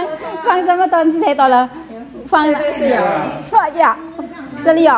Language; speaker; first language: Chinese; non-native, learner; Javanese